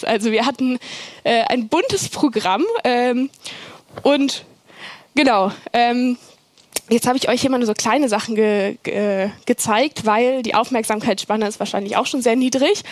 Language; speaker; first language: German; native; German